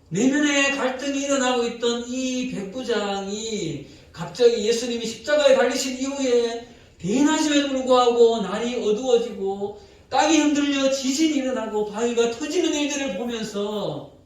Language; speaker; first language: Korean; native; Korean